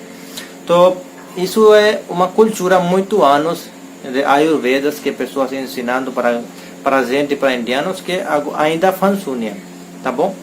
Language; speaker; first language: Portuguese; non-native, learner; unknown